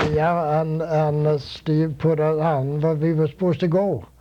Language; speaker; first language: English; non-native, fluent; Swedish